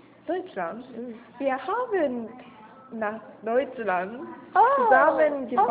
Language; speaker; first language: German; non-native, learner; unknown